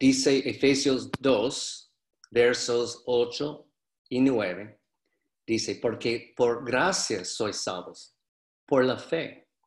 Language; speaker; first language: Spanish; non-native, fluent; English